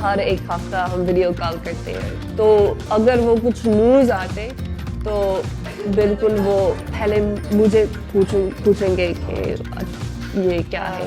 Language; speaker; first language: Hindi; non-native, learner; English